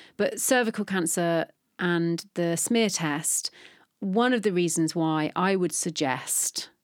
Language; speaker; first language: English; native; English